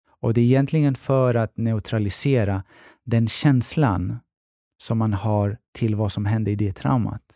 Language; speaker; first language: Swedish; early bilingual, other home language; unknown